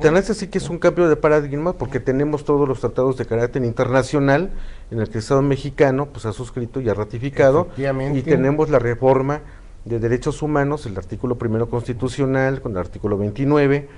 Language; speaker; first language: Spanish; native; Spanish